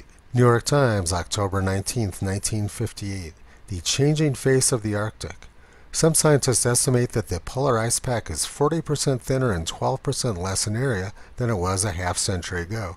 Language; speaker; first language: English; native; English